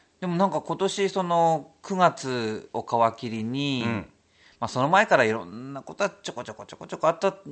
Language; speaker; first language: Japanese; native; Japanese